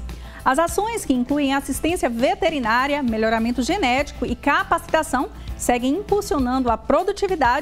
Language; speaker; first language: Portuguese; native; Portuguese